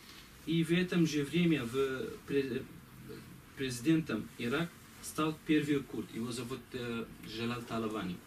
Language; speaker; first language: Russian; non-native, learner; Kurdish